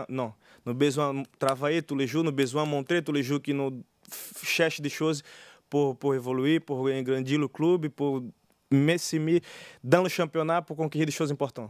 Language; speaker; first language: French; non-native, learner; Portuguese